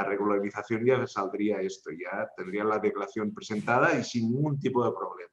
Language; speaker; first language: Spanish; native; Spanish